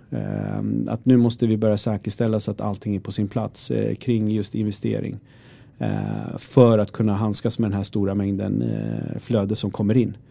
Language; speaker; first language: Swedish; early bilingual, other home language; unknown